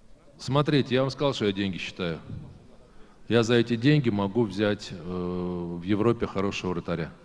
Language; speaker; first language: Russian; native; Russian